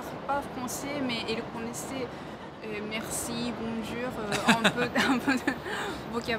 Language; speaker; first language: French; non-native, fluent; Japanese